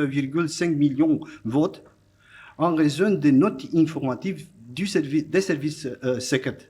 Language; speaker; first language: French; non-native, fluent; Romanian